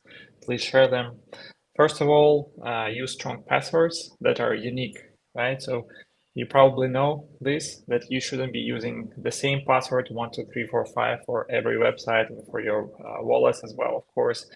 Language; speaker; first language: English; non-native, fluent; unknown